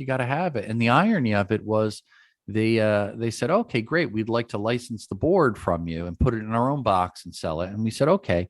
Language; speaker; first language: English; native; English